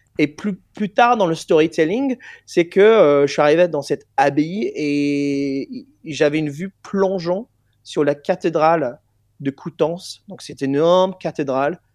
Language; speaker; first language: French; non-native, fluent; English